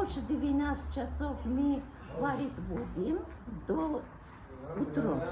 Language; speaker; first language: Russian; non-native, local second language; Uzbek